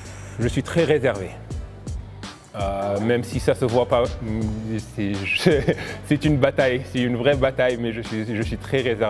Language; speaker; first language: French; non-native, local second language; Wolof